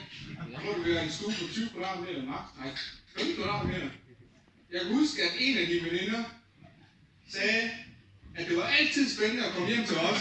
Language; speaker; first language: Danish; early bilingual, other home language; Vietnamese